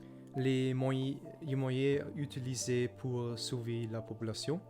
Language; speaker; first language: French; non-native, learner; German